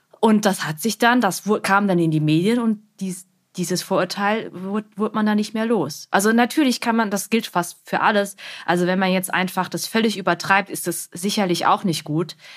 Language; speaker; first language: German; early bilingual, other home language; Vietnamese